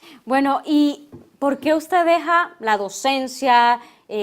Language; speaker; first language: Spanish; native; Spanish